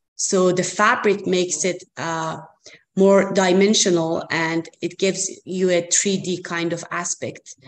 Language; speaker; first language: English; non-native, fluent; Persian